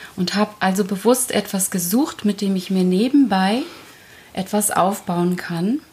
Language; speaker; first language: German; early bilingual, other home language; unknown